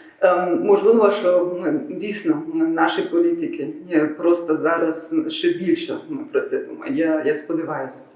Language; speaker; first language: Ukrainian; non-native, learner; German